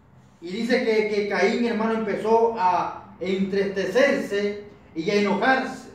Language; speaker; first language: Spanish; native; Spanish